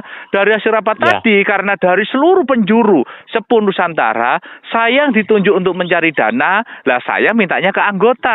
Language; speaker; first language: Indonesian; non-native, local second language; Javanese